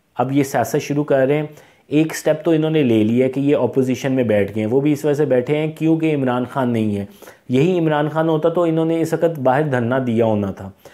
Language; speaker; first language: Urdu; non-native, local second language; Punjabi